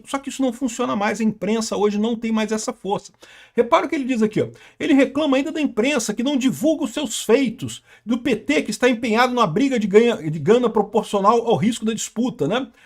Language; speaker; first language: Portuguese; native; Portuguese